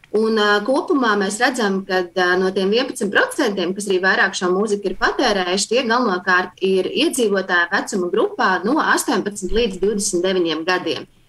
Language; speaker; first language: Latvian; native; Latvian